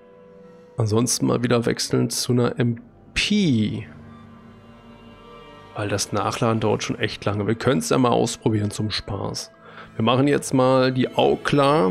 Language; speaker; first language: German; native; German